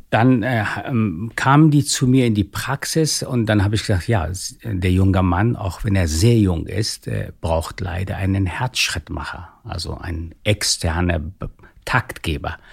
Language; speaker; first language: German; non-native, fluent; Persian